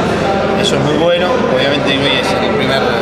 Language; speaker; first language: Spanish; native; Spanish